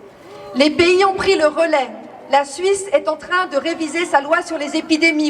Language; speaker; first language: French; native; French